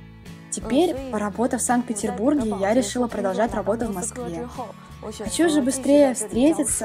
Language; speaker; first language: Russian; non-native, fluent; Chinese